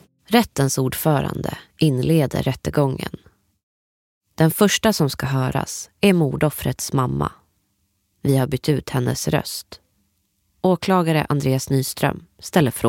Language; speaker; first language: Swedish; native; Swedish